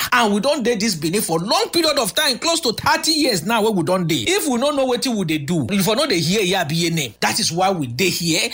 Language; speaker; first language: Nigerian Pidgin; native; Nigerian Pidgin